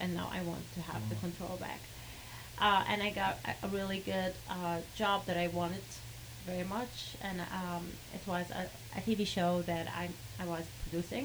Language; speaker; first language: English; non-native, fluent; Arabic